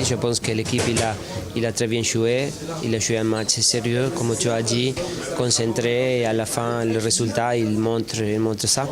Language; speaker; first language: French; non-native, fluent; Spanish